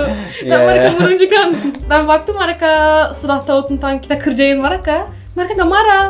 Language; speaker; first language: Indonesian; non-native, fluent; Turkish